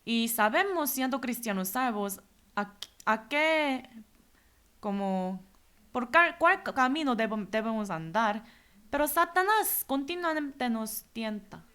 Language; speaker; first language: Spanish; non-native, fluent; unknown